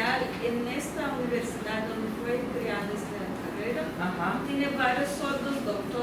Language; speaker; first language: Spanish; non-native, fluent; Portuguese